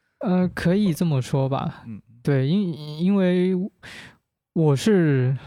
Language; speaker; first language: Chinese; non-native, local second language; Min Nan Chinese